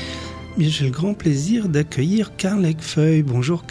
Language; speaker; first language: French; native; French